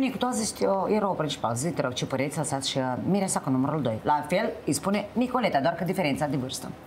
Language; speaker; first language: Romanian; native; Romanian